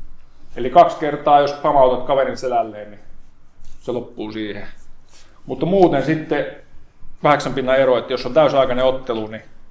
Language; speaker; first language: Finnish; native; Finnish